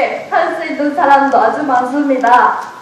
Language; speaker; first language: Korean; non-native, learner; Japanese